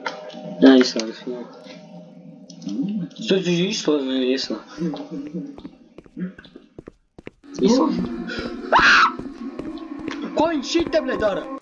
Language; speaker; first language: Latvian; native; Latvian